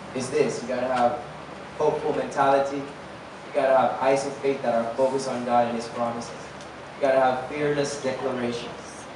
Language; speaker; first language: English; non-native, local second language; Filipino